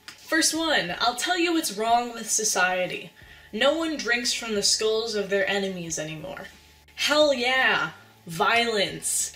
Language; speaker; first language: English; native; English